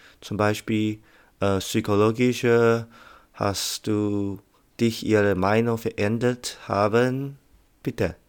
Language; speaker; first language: German; non-native, learner; Chinese